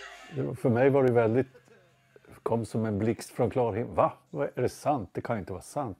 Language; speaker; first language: Swedish; native; Swedish